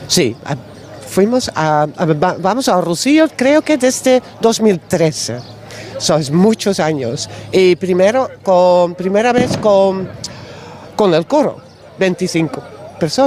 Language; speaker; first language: Spanish; non-native, learner; Dutch